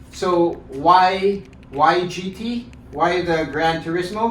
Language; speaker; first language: English; non-native, local second language; Filipino